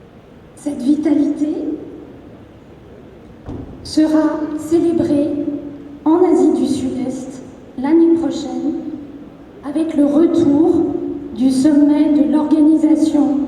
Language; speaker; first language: French; native; French